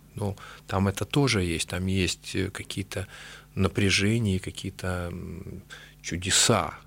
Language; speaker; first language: Russian; native; Russian